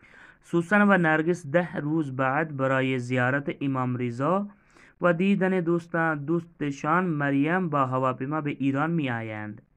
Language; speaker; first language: Persian; non-native, fluent; Urdu